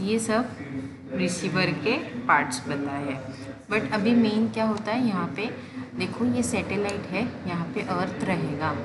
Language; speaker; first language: Hindi; non-native, local second language; Marathi